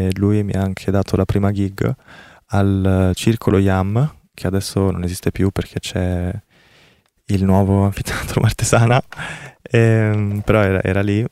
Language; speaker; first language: Italian; early bilingual, other home language; Korean